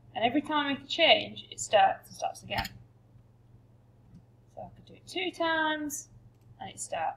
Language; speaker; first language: English; native; English